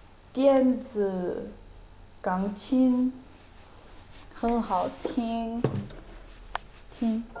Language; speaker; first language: Chinese; non-native, fluent; Dutch